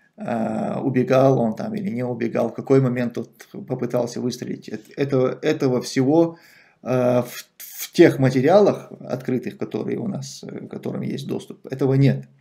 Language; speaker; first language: Russian; non-native, local second language; Chechen